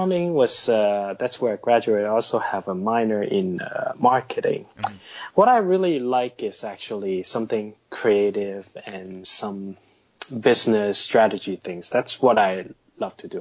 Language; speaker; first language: English; non-native, local second language; Cantonese